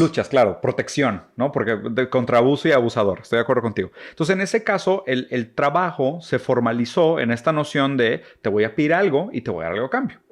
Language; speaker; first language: Spanish; native; Spanish